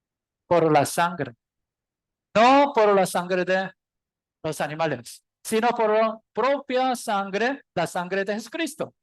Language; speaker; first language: Spanish; non-native, learner; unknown